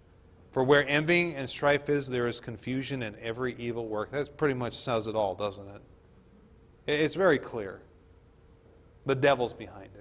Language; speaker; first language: English; native; English